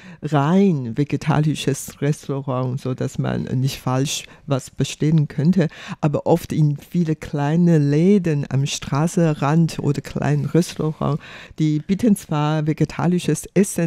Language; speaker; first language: German; non-native, fluent; Chinese